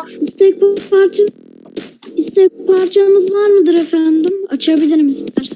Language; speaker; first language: Turkish; native; Turkish